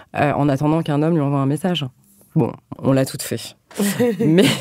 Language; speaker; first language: French; native; French